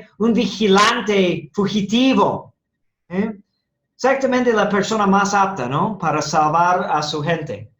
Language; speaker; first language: Spanish; non-native, fluent; English